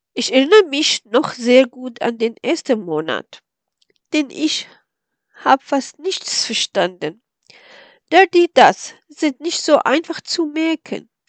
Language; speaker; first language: German; non-native, fluent; Arabic